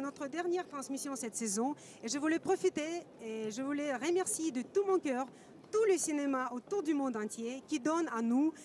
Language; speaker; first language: French; non-native, fluent; Russian